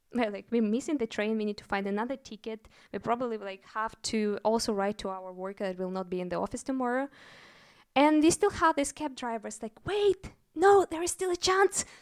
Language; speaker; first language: English; non-native, fluent; Russian